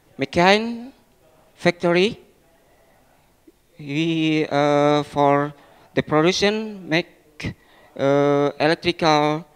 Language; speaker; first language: English; non-native, learner; Indonesian